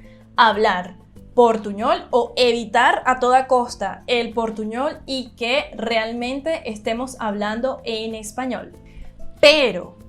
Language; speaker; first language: Spanish; non-native, fluent; Portuguese